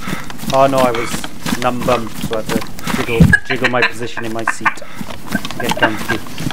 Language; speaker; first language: English; native; English